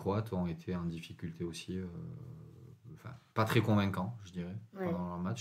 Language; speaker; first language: French; native; French